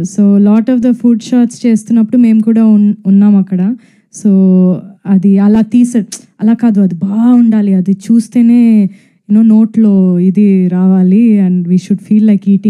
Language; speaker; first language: Telugu; non-native, fluent; Tamil